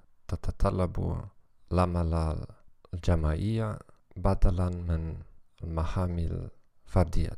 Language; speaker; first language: Arabic; non-native, learner; German